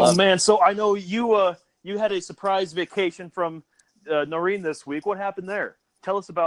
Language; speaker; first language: English; native; English